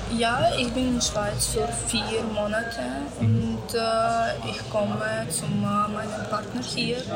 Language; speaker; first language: German; non-native, learner; Ukrainian